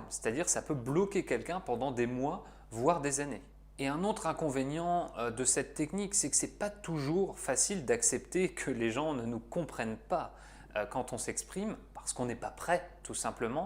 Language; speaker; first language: French; native; French